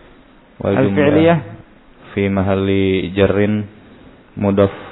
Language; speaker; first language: Arabic; non-native, learner; Indonesian